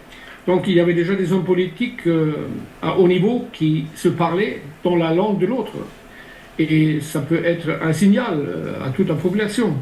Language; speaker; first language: French; non-native, fluent; German